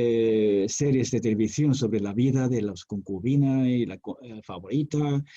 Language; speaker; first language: Spanish; non-native, fluent; Chinese